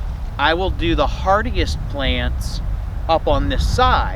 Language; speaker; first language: English; native; English